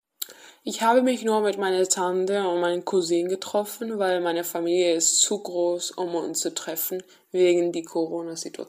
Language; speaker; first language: German; non-native, learner; Spanish